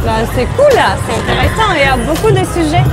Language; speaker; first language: French; non-native, learner; Russian